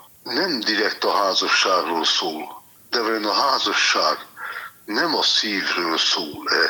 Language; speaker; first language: Hungarian; native; Hungarian